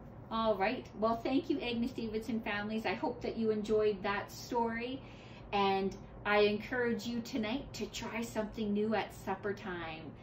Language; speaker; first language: English; native; English